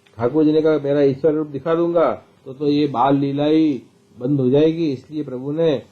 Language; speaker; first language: Hindi; non-native, local second language; Gujarati